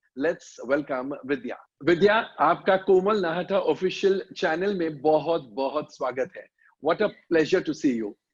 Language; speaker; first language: Hindi; native; Hindi